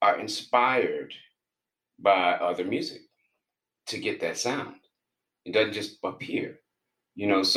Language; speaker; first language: English; native; English